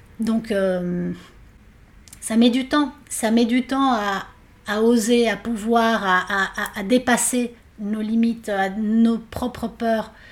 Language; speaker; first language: French; non-native, fluent; Spanish